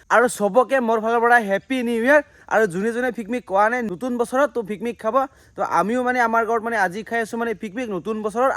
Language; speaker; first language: Assamese; non-native, local second language; Garo